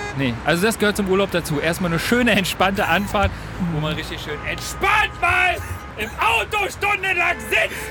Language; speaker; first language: German; native; German